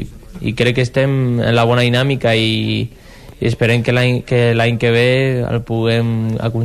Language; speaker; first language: Catalan; non-native, local second language; Spanish